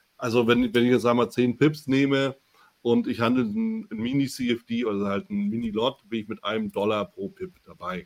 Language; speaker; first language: German; native; German